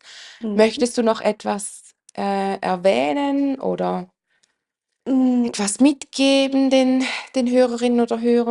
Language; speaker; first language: German; native; German